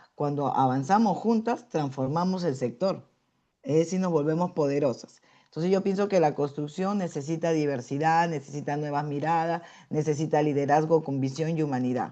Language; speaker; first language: Spanish; native; Spanish